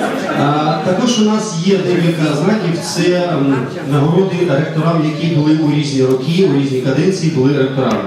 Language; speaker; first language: Ukrainian; native; Ukrainian